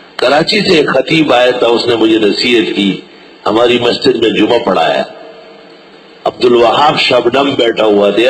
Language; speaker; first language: Urdu; non-native, local second language; Pashto